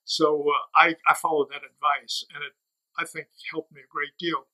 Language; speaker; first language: English; native; English